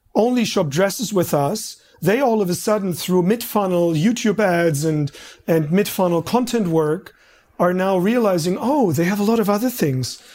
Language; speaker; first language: English; non-native, fluent; German